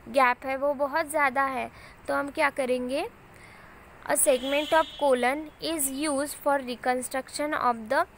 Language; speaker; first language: Hindi; non-native, local second language; Marathi